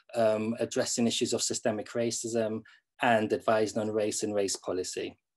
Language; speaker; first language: English; native; English